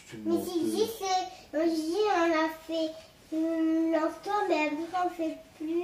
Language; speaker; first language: French; early bilingual, other home language; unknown